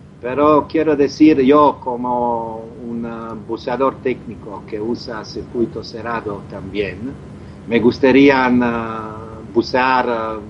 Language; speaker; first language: Spanish; non-native, learner; Croatian